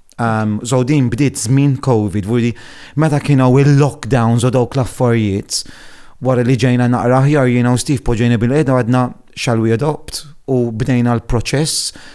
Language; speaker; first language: Maltese; non-native, fluent; Italian